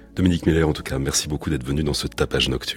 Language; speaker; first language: French; native; French